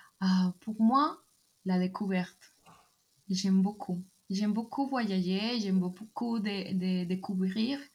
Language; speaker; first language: French; non-native, fluent; Spanish